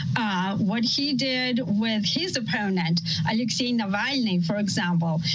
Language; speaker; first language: English; non-native, fluent; Russian